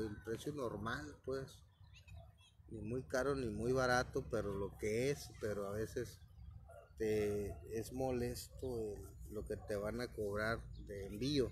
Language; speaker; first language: Spanish; native; Spanish